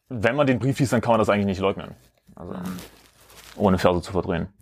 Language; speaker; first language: German; native; German